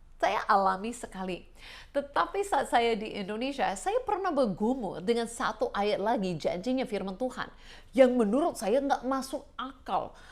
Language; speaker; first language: Indonesian; non-native, fluent; English